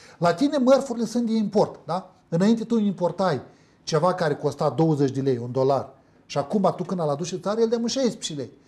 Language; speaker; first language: Romanian; native; Romanian